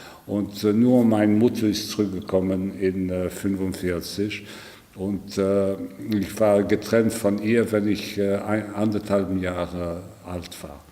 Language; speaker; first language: German; non-native, learner; French